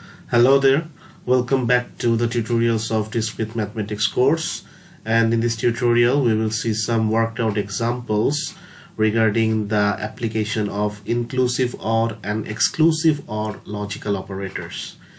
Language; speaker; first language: English; non-native, local second language; Bangla